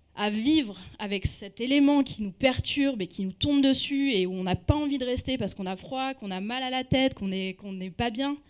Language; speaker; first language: French; native; French